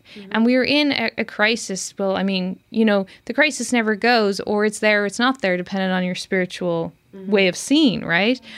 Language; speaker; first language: English; native; English